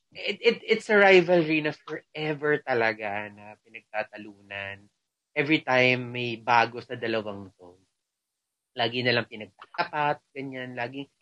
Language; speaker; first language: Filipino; non-native, local second language; Cebuano